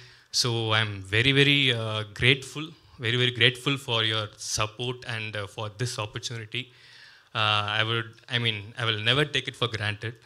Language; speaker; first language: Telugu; non-native, learner; Tamil